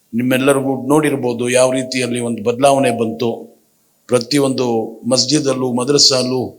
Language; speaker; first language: Kannada; non-native, local second language; Urdu